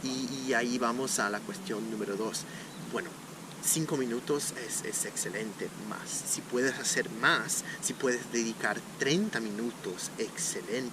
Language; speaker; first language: Spanish; non-native, fluent; Portuguese